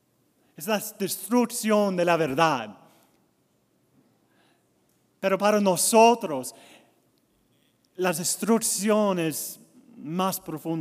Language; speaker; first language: Spanish; non-native, learner; English